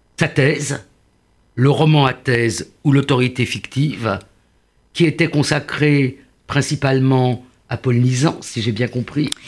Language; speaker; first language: French; native; French